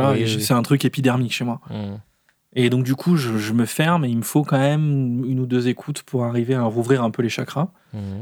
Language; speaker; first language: French; native; French